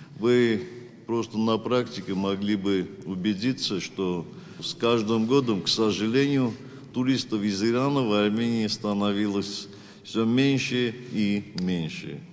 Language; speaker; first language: Russian; non-native, local second language; Armenian